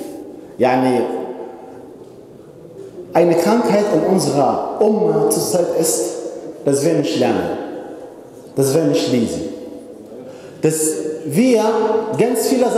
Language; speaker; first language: German; non-native, fluent; Arabic